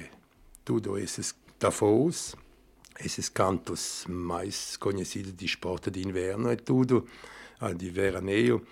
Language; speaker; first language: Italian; non-native, learner; Portuguese